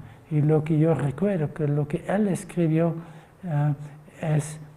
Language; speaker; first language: Spanish; non-native, fluent; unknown